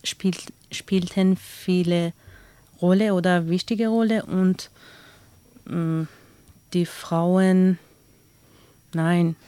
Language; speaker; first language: German; non-native, learner; Persian